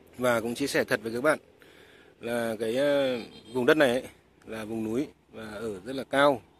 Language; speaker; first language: Vietnamese; non-native, local second language; Tày